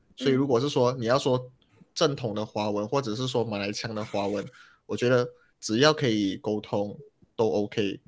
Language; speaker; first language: Chinese; native; Chinese